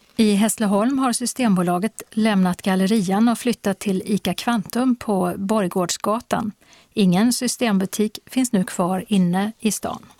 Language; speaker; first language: Swedish; native; Swedish